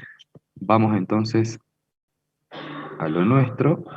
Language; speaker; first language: Spanish; native; Spanish